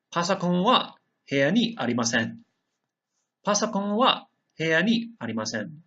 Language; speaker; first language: Japanese; non-native, fluent; English